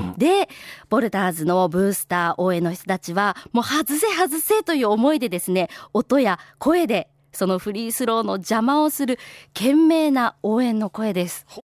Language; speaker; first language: Japanese; native; Japanese